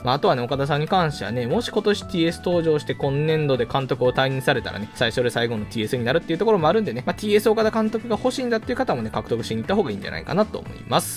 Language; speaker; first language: Japanese; native; Japanese